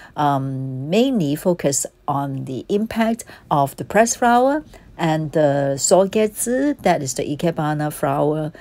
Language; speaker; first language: English; non-native, local second language; Cantonese